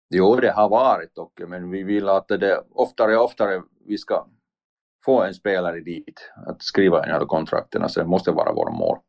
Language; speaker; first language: Swedish; non-native, learner; Finnish